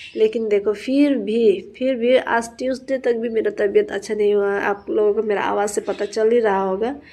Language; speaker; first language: Hindi; non-native, local second language; Nepali